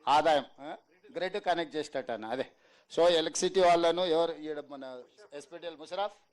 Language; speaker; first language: Telugu; native; Telugu